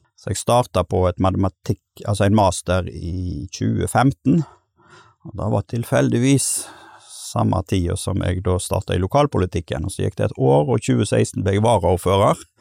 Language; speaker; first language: Norwegian; native; Norwegian